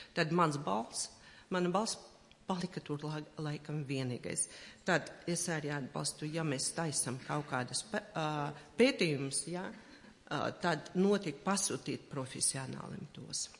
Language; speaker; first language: Latvian; non-native, local second language; Russian